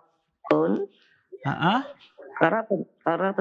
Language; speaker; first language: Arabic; non-native, learner; Indonesian